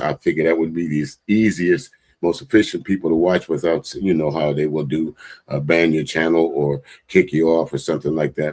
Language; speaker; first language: English; native; English